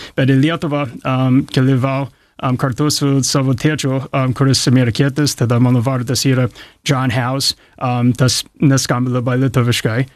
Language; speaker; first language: Lithuanian; early bilingual, heritage; English